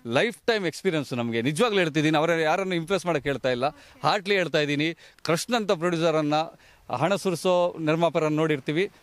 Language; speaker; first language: Kannada; non-native, local second language; Tulu